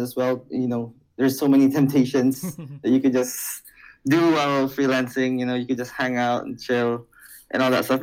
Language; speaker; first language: English; non-native, local second language; Hiligaynon